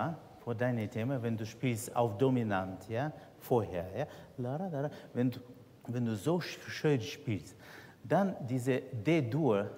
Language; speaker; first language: German; non-native, fluent; Russian